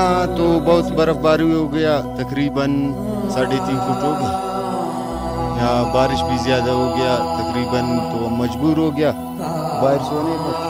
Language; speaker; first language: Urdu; non-native, local second language; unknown